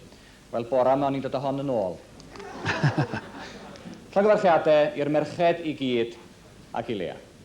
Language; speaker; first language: Welsh; native; Welsh